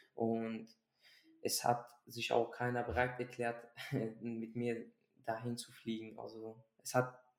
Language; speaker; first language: German; early bilingual, other home language; Persian